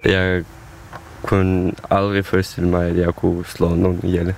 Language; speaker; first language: Danish; non-native, fluent; Ukrainian